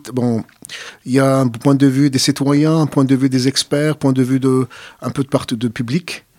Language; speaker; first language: French; non-native, fluent; Arabic